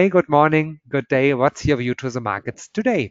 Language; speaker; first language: English; non-native, fluent; German